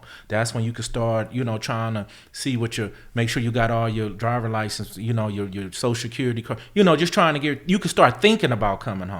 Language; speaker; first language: English; native; English